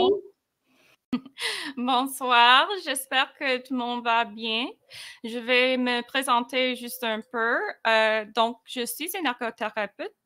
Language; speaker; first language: French; non-native, fluent; English